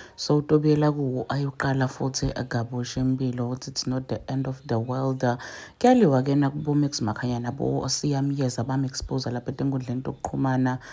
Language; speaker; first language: Zulu; native; Zulu